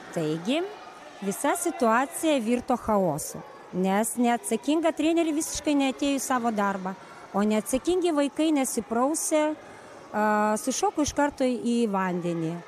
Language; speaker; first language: Lithuanian; non-native, local second language; Russian